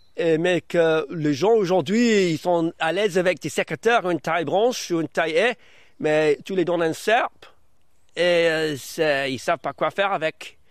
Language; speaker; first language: French; non-native, fluent; English